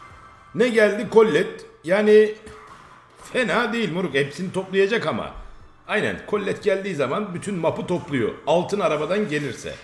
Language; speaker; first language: Turkish; native; Turkish